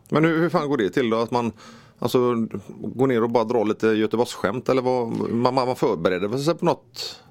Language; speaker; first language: Swedish; native; Swedish